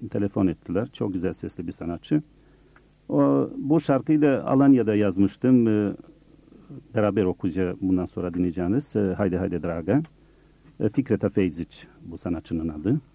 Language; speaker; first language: Turkish; early bilingual, other home language; Bosnian